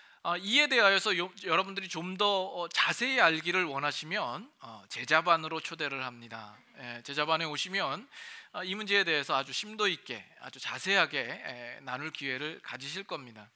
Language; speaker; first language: Korean; native; Korean